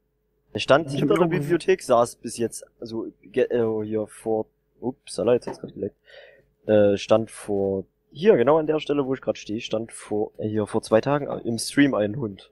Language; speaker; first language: German; native; German